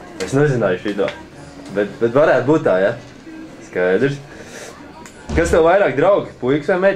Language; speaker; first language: Latvian; native; Latvian